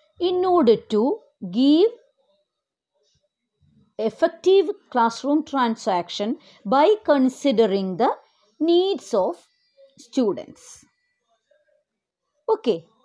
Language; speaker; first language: English; non-native, local second language; Malayalam